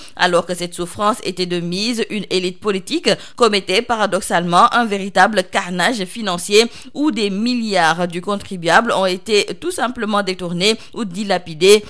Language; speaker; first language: French; non-native, local second language; Wolof